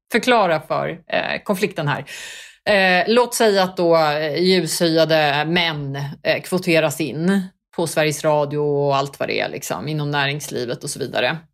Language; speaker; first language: Swedish; early bilingual, other home language; Kurdish